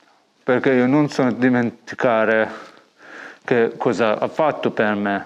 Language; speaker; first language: Italian; non-native, learner; Persian